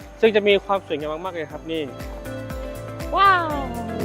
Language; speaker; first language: Thai; native; Thai